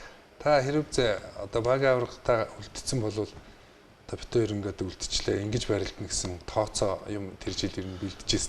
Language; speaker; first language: Mongolian; native; Mongolian